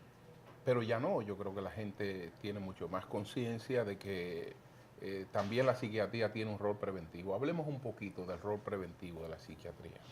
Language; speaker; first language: Spanish; native; Spanish